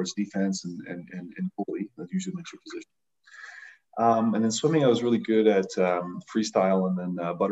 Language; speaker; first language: English; native; English